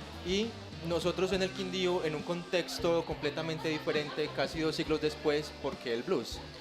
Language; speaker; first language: Spanish; native; Spanish